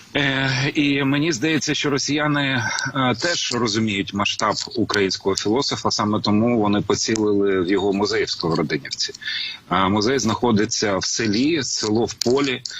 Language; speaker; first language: Ukrainian; native; Ukrainian